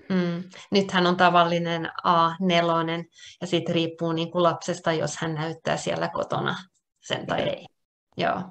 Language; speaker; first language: Finnish; non-native, local second language; Swedish